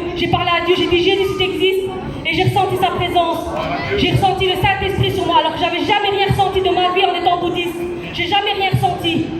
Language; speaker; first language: French; early bilingual, other home language; Chinese